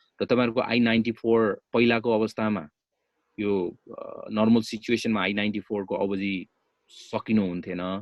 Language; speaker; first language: Nepali; native; Nepali